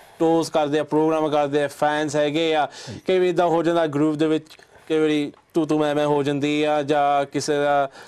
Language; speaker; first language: Punjabi; early bilingual, heritage; Punjabi